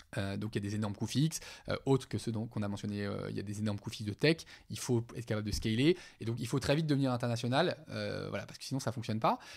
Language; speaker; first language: French; native; French